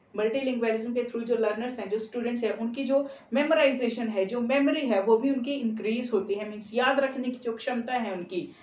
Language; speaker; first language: Hindi; non-native, local second language; Punjabi